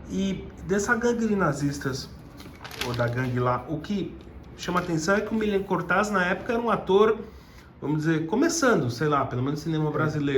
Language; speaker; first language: Portuguese; native; Portuguese